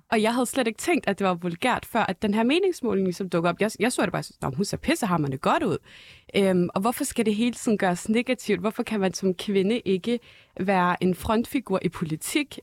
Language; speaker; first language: Danish; early bilingual, other home language; Arabic